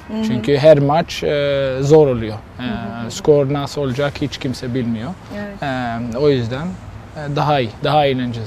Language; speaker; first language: Turkish; non-native, learner; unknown